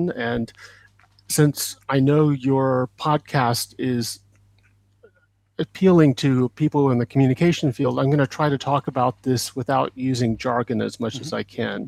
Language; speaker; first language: English; native; English